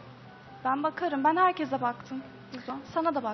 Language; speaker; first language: Turkish; native; Turkish